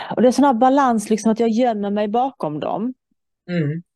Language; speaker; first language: Swedish; non-native, fluent; Persian